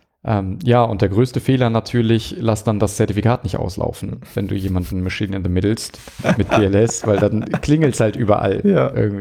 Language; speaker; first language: German; native; German